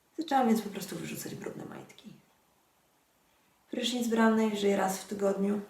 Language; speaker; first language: Polish; native; Polish